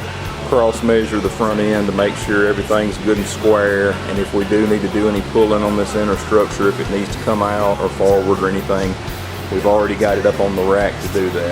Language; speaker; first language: English; native; English